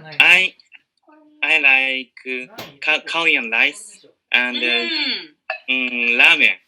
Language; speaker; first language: English; non-native, learner; Japanese